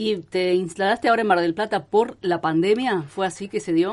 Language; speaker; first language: Spanish; native; Spanish